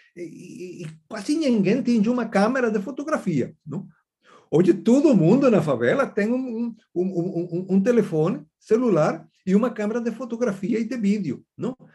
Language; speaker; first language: Portuguese; non-native, fluent; Spanish